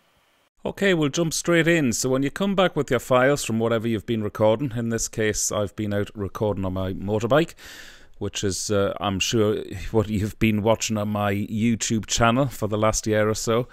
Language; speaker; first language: English; native; English